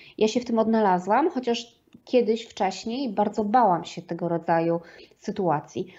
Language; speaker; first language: Polish; native; Polish